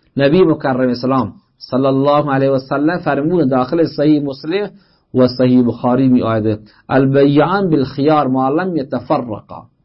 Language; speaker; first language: Persian; native; Persian